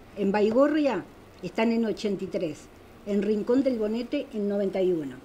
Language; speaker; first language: Spanish; native; Spanish